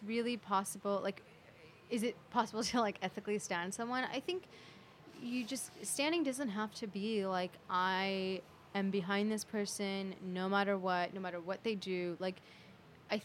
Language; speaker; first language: English; native; English